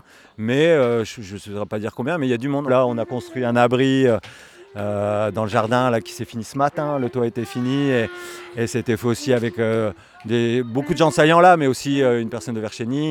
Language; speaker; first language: French; native; French